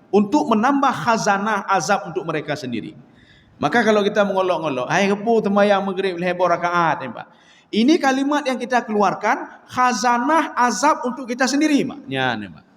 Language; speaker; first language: Malay; non-native, local second language; Achinese